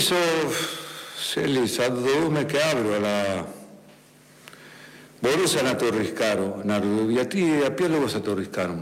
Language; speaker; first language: Greek; non-native, learner; Spanish